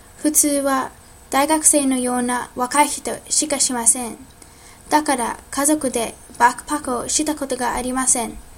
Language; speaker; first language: Japanese; non-native, learner; English